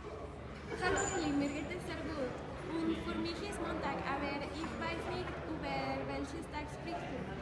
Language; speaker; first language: German; non-native, learner; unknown